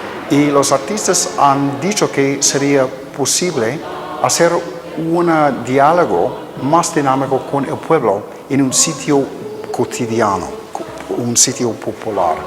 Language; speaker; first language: Spanish; non-native, fluent; English